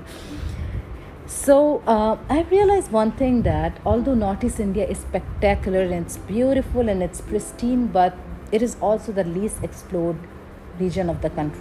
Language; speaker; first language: English; non-native, local second language; Assamese